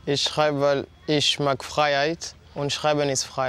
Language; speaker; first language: German; non-native, fluent; French